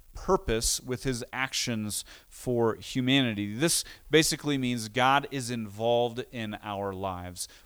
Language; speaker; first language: English; native; English